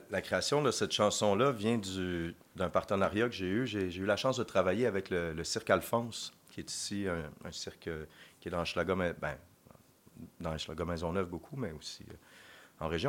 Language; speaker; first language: French; native; French